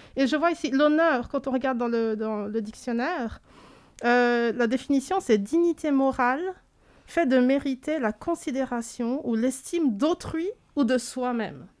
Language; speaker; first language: French; native; French